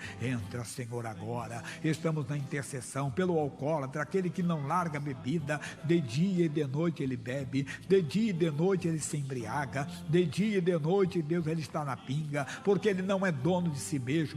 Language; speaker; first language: Portuguese; native; Portuguese